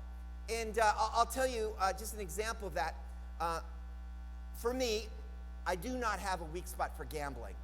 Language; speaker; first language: English; native; English